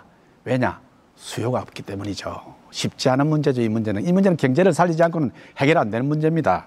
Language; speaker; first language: Korean; native; Korean